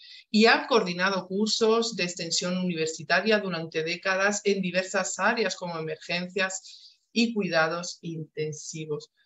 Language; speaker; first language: Spanish; native; Spanish